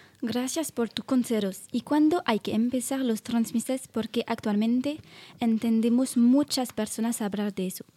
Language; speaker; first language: Spanish; non-native, learner; French